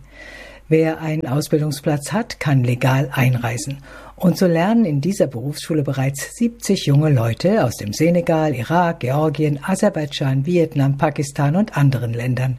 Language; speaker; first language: German; native; German